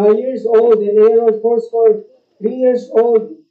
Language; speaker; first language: English; non-native, local second language; Filipino